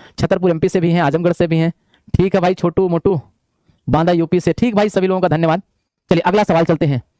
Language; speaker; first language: Hindi; native; Hindi